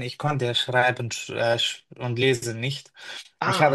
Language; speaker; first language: German; non-native, fluent; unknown